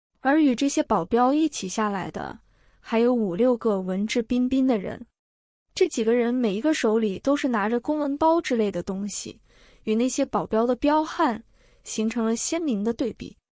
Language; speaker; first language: Chinese; native; Chinese